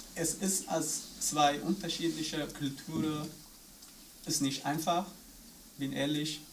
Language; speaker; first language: German; non-native, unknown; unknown